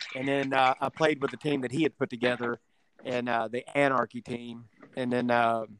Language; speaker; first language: English; native; English